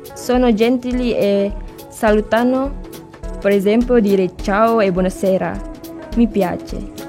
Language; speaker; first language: Italian; non-native, learner; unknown